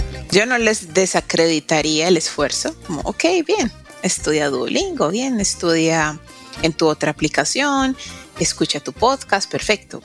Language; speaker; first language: Spanish; native; Spanish